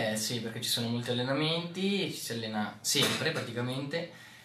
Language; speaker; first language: Italian; native; Italian